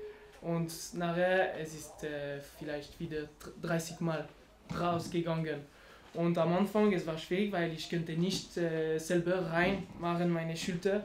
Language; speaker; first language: German; non-native, learner; French